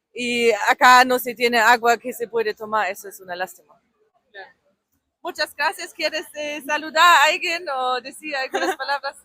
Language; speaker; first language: Spanish; non-native, fluent; German